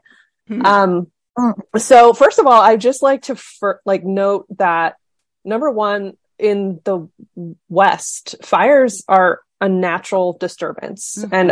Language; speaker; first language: English; native; English